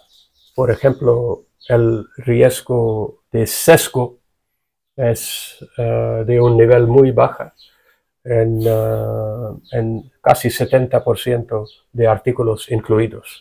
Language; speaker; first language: Spanish; non-native, fluent; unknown